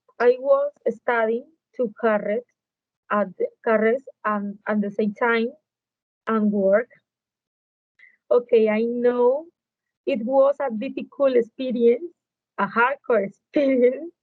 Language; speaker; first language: English; non-native, learner; Spanish